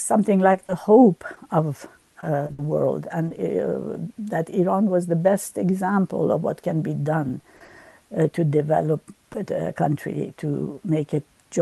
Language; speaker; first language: English; native; English